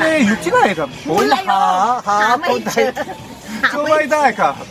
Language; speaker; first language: Thai; non-native, learner; Korean